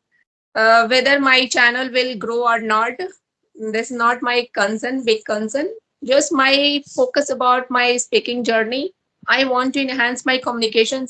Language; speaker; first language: English; non-native, learner; Hindi